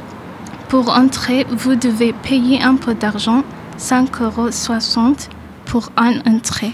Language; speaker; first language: French; non-native, learner; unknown